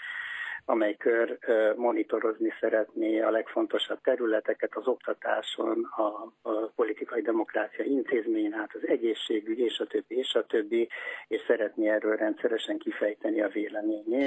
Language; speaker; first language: Hungarian; native; Hungarian